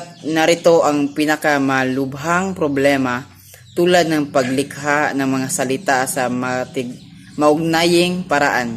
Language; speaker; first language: Filipino; non-native, local second language; Cebuano